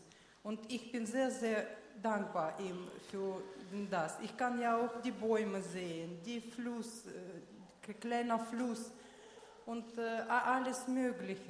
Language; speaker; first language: German; non-native, learner; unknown